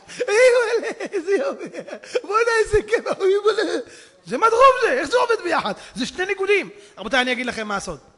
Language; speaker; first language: Hebrew; native; Hebrew